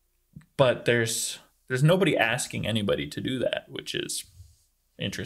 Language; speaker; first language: English; native; English